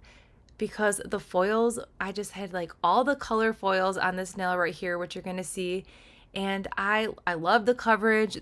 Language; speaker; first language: English; native; English